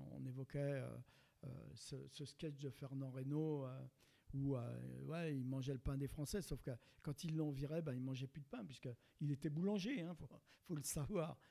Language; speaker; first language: French; native; French